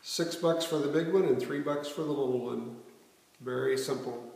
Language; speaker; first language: English; native; English